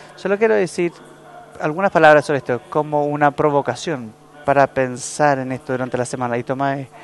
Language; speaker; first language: Spanish; non-native, fluent; English